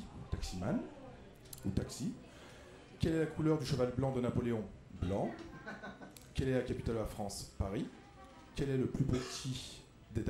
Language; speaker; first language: French; native; French